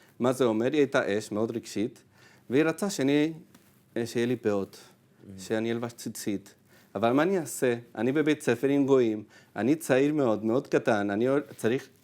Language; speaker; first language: Hebrew; non-native, fluent; Spanish